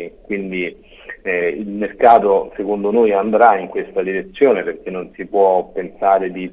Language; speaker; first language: Italian; native; Italian